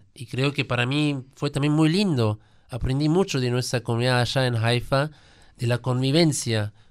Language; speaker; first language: Spanish; non-native, fluent; German